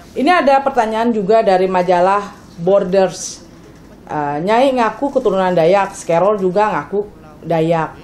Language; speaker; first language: Indonesian; non-native, local second language; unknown